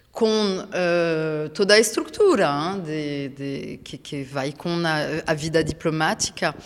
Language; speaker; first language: Portuguese; non-native, fluent; French